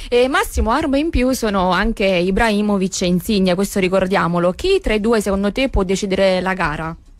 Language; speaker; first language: Italian; native; Italian